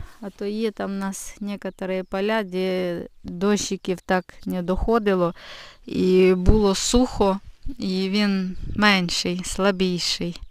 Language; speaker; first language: Ukrainian; native; Ukrainian